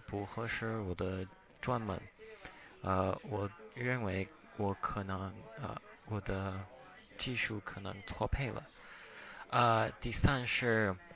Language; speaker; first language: Chinese; non-native, fluent; English